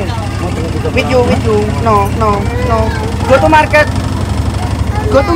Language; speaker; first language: English; non-native, learner; Indonesian